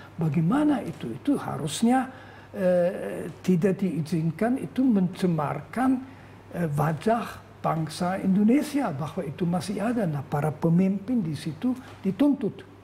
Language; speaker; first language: Indonesian; non-native, fluent; German